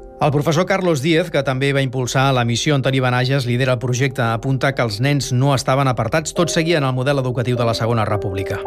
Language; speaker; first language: Catalan; native; Catalan